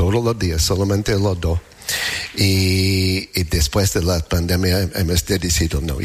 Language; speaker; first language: Spanish; non-native, learner; English